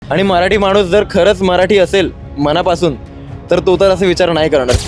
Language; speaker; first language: Marathi; native; Marathi